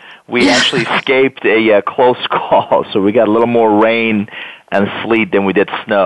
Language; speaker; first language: English; non-native, fluent; Persian